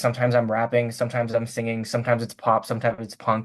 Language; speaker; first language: English; native; English